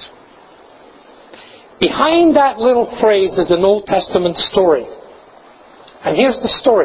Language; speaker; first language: English; native; English